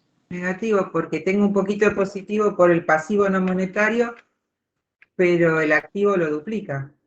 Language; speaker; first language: Spanish; native; Spanish